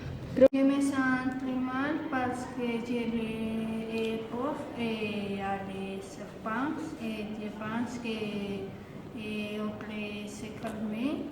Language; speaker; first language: French; non-native, learner; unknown